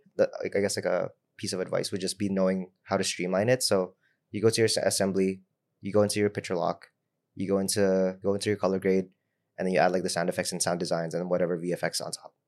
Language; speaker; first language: English; non-native, local second language; Filipino